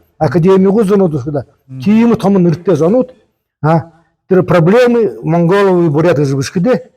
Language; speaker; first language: Mongolian; non-native, learner; Buriat